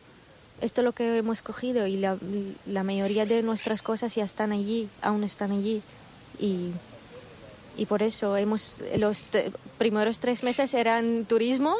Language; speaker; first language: Spanish; non-native, fluent; Arabic